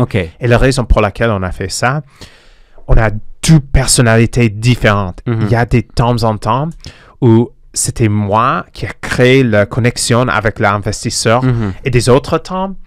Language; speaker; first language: French; non-native, fluent; English